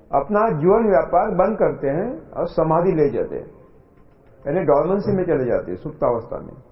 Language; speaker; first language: Hindi; non-native, local second language; Marathi